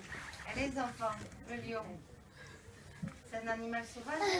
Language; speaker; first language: French; native; French